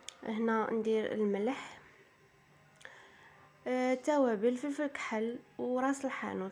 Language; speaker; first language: Arabic; native; Arabic